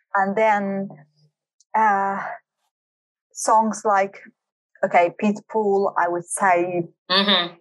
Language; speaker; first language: English; non-native, fluent; Kurdish